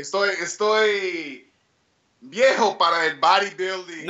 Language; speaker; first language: Spanish; early bilingual, heritage; English